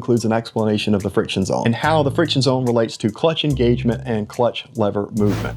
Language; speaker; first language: English; native; English